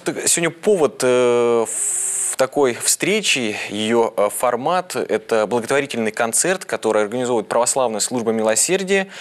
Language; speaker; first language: Russian; native; Russian